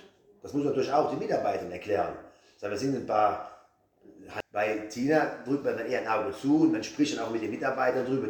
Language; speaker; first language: German; native; German